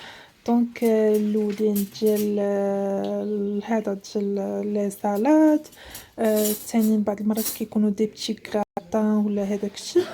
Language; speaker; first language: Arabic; native; Arabic